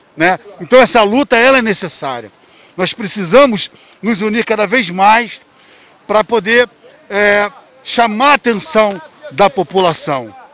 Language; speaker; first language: Portuguese; native; Portuguese